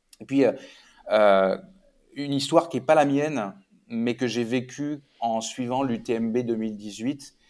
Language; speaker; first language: French; native; French